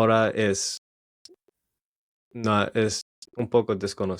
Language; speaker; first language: Spanish; non-native, learner; English